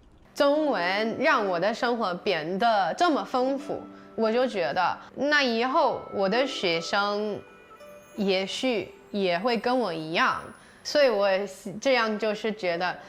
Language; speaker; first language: Chinese; non-native, fluent; English